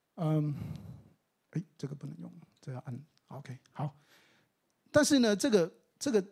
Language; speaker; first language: Chinese; native; Chinese